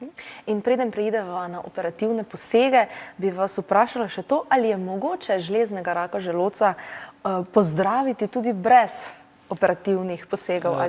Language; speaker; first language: Slovenian; native; Slovenian